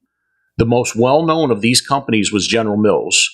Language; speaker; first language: English; native; English